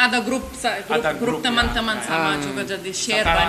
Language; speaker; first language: Indonesian; non-native, learner; Lithuanian